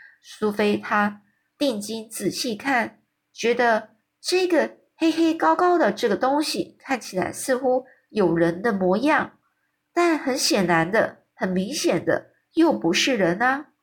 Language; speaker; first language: Chinese; native; Chinese